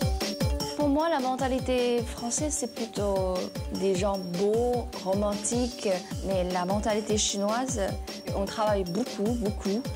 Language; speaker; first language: French; non-native, fluent; Chinese